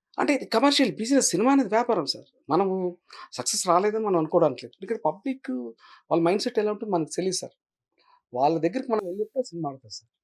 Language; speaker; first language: Telugu; native; Telugu